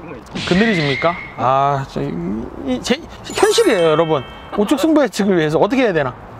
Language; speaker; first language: Korean; native; Korean